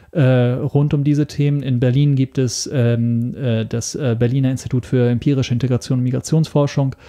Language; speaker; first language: German; non-native, fluent; Italian